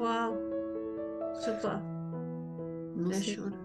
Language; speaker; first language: German; non-native, learner; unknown